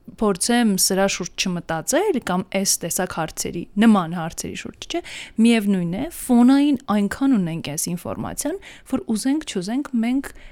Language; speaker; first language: Armenian; native; Armenian